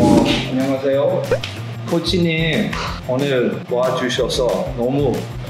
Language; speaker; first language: Korean; non-native, learner; English